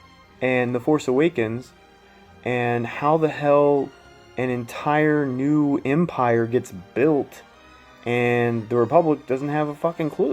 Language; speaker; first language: English; native; English